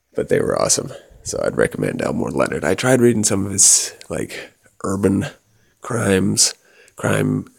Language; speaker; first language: English; native; English